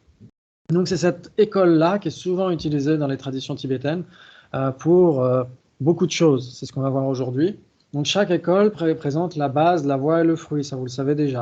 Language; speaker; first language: French; native; French